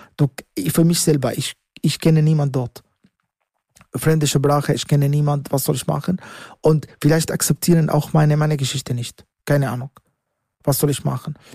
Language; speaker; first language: German; non-native, learner; Arabic